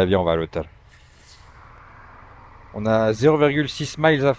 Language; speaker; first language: French; native; French